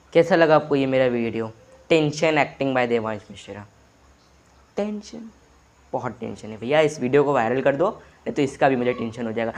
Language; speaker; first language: Hindi; native; Hindi